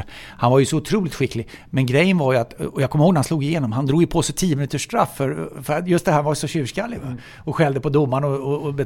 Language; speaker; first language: Swedish; native; Swedish